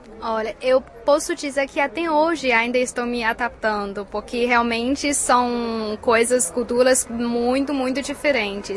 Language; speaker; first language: Portuguese; non-native, fluent; Chinese